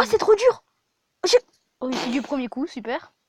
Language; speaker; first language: French; native; French